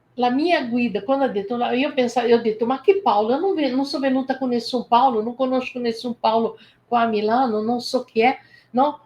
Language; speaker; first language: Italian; non-native, fluent; Portuguese